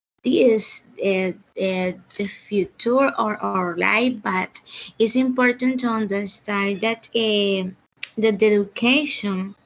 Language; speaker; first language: English; non-native, learner; Spanish